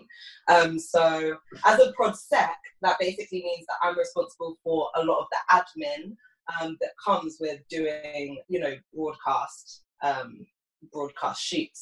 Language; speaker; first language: English; native; English